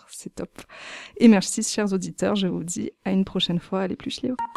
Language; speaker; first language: French; native; French